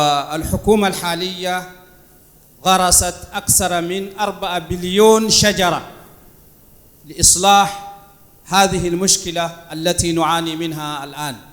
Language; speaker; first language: Arabic; non-native, fluent; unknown